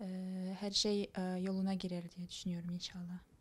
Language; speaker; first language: Turkish; non-native, fluent; Kazakh